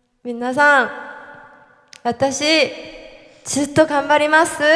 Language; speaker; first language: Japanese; non-native, learner; Korean